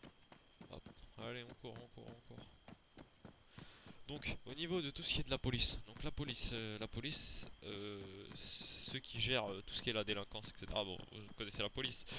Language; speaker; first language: French; native; French